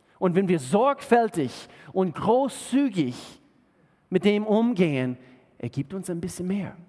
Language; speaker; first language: German; non-native, fluent; English